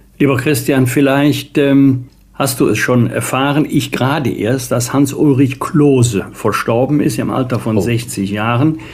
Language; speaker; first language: German; native; German